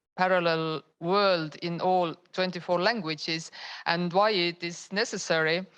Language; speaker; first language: English; non-native, fluent; Estonian